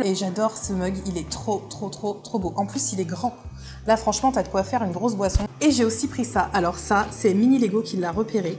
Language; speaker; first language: French; native; French